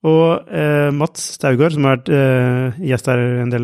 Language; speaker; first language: Norwegian; native; Norwegian